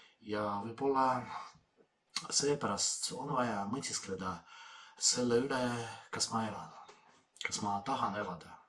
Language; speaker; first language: Estonian; non-native, fluent; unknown